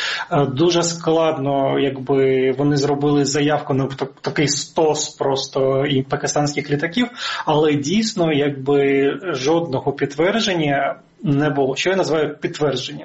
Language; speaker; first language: Ukrainian; native; Ukrainian